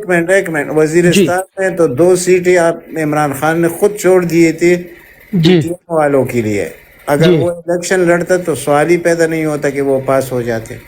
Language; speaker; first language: Urdu; native; Urdu